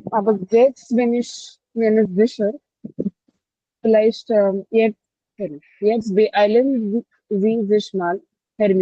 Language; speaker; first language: German; non-native, learner; Hindi